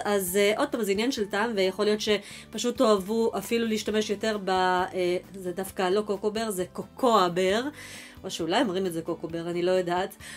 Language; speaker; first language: Hebrew; early bilingual, other home language; Russian